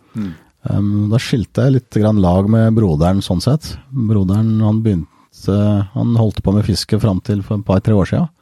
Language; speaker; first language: Norwegian; early bilingual, heritage; Norwegian